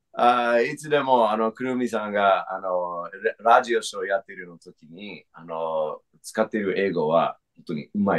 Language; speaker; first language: Japanese; non-native, fluent; English